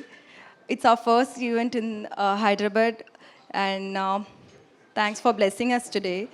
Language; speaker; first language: Telugu; non-native, learner; Tamil